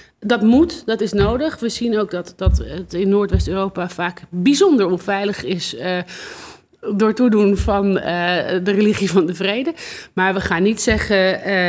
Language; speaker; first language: Dutch; native; Dutch